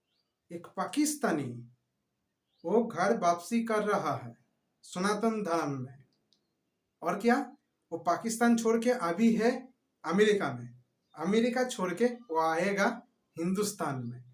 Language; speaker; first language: Hindi; non-native, local second language; Bangla